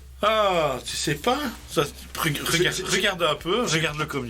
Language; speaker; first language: French; native; French